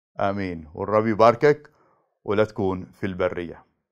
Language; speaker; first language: Arabic; native; Arabic